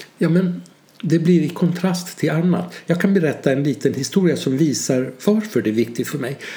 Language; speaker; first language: Swedish; early bilingual, other home language; Hungarian